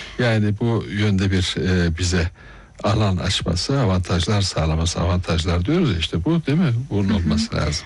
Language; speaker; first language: Turkish; native; Turkish